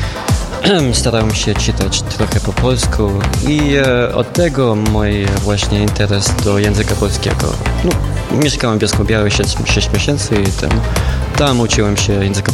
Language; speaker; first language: Polish; non-native, learner; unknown